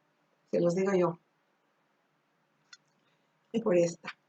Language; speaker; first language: Spanish; native; Spanish